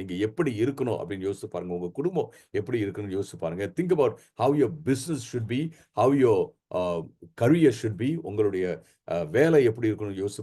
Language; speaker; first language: Tamil; native; Tamil